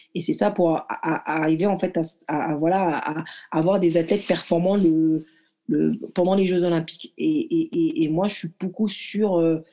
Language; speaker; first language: French; early bilingual, other home language; Arabic